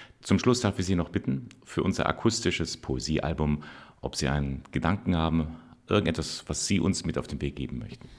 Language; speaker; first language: German; native; German